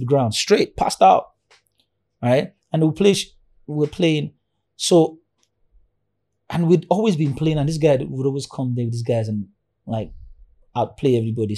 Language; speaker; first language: English; non-native, local second language; Yoruba